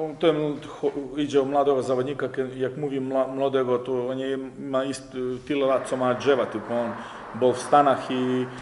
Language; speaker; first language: Polish; non-native, fluent; Serbian